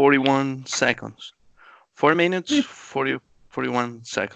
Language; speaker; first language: English; non-native, learner; Spanish